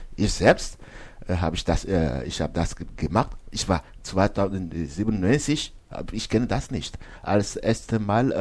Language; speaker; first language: German; non-native, learner; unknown